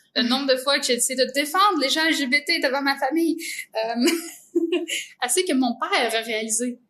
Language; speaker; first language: French; native; French